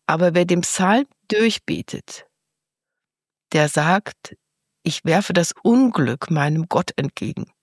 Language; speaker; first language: German; native; German